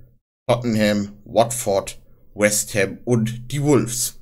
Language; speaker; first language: German; native; German